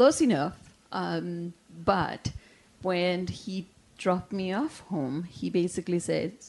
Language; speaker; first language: English; non-native, fluent; Spanish